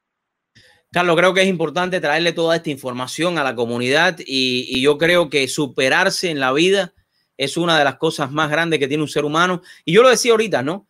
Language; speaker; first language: Spanish; native; Spanish